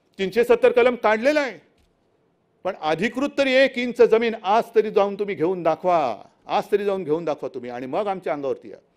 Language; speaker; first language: Marathi; native; Marathi